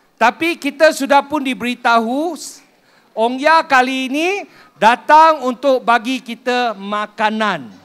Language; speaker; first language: Malay; non-native, local second language; Min Nan Chinese